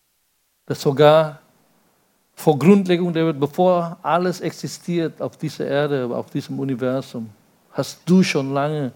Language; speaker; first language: German; non-native, fluent; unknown